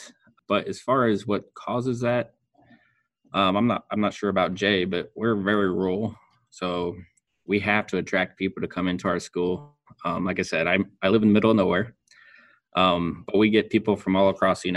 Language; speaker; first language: English; native; English